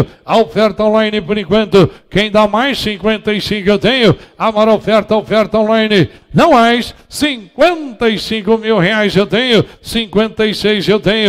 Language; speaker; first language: Portuguese; native; Portuguese